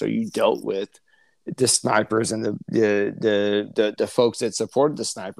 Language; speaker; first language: English; native; English